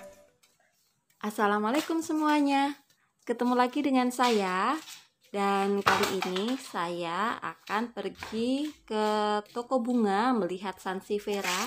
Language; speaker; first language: Indonesian; native; Indonesian